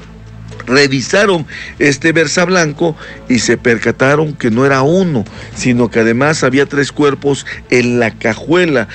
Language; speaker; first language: Spanish; native; Spanish